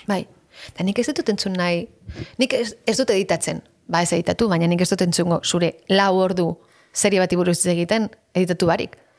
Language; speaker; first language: Basque; non-native, local second language; Spanish